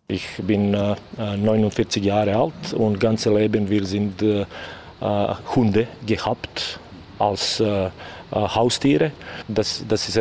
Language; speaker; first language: German; non-native, learner; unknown